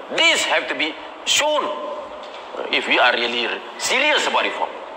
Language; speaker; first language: English; non-native, local second language; Malay